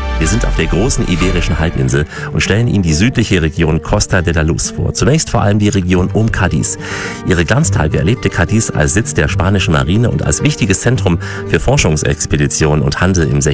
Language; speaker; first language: German; native; German